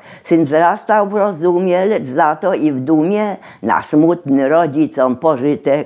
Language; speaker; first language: Polish; native; Polish